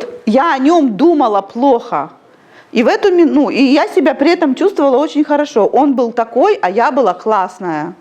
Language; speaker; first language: Russian; native; Russian